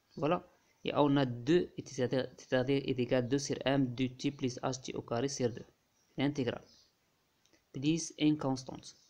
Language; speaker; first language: French; non-native, local second language; Arabic